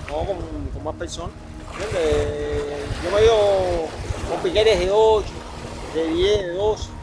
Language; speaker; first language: Spanish; native; Spanish